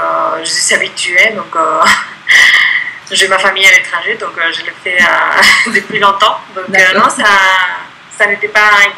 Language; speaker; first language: French; non-native, fluent; Spanish